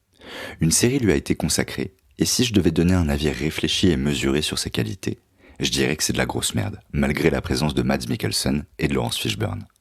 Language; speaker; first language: French; native; French